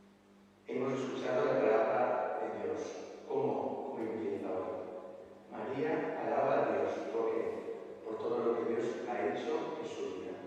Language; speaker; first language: Spanish; non-native, fluent; Italian